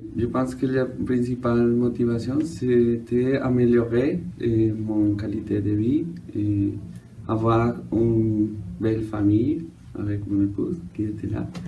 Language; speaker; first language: French; non-native, fluent; Spanish